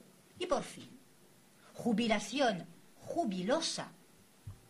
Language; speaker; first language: Spanish; native; Spanish